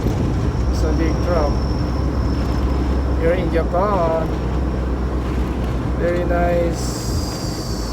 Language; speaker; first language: English; non-native, learner; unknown